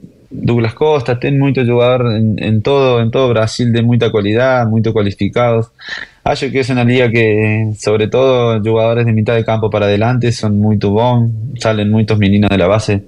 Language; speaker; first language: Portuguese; non-native, learner; Spanish